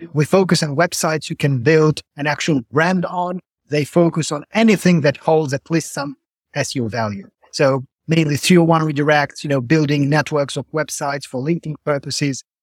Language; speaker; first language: English; non-native, fluent; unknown